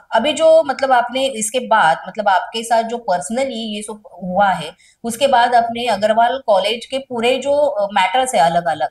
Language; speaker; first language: Hindi; non-native, local second language; Marathi